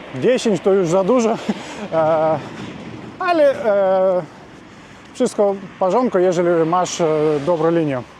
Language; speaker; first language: Polish; non-native, fluent; Russian